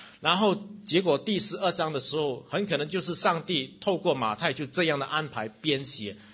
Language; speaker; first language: Chinese; native; Chinese